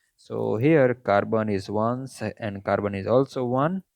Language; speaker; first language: English; non-native, local second language; Gujarati